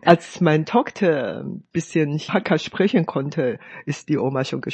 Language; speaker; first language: German; non-native, fluent; Hakka Chinese